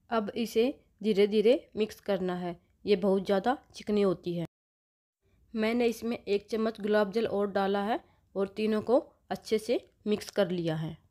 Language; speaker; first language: Hindi; native; Hindi